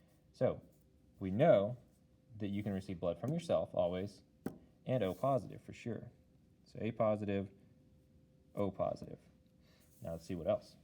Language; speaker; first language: English; native; English